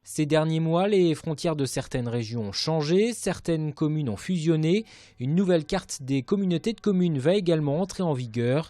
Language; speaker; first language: French; native; French